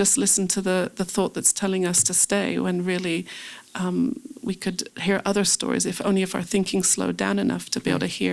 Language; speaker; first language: English; native; English